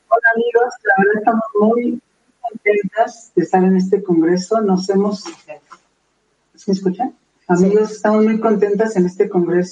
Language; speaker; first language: Spanish; native; Spanish